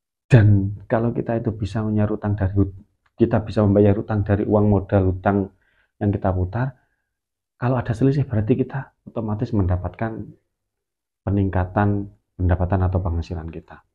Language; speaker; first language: Indonesian; native; Indonesian